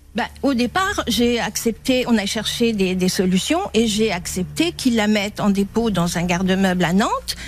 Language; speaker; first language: French; native; French